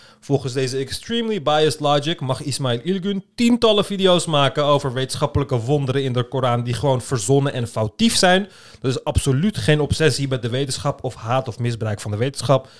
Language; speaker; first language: Dutch; early bilingual, other home language; Turkish